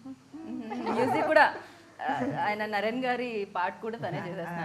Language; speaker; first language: Telugu; native; Telugu